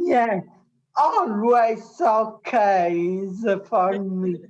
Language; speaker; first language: English; non-native, learner; Italian